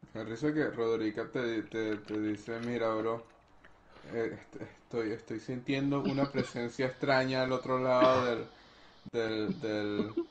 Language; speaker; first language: Spanish; native; Spanish